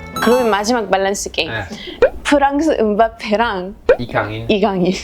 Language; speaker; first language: Korean; non-native, fluent; Arabic